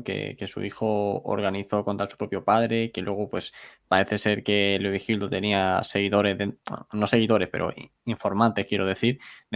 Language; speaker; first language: Spanish; native; Spanish